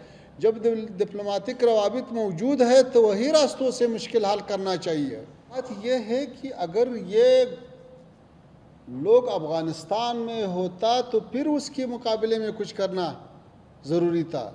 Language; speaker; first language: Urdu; non-native, fluent; Pashto